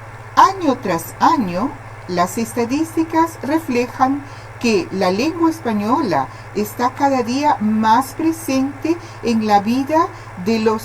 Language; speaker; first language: Spanish; non-native, fluent; Portuguese